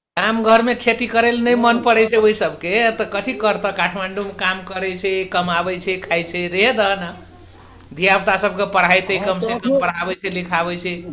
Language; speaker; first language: Maithili; non-native, local second language; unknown